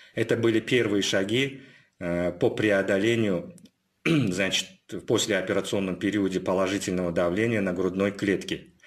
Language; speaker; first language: Russian; non-native, local second language; Uzbek